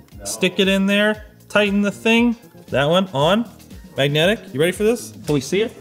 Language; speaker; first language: English; native; English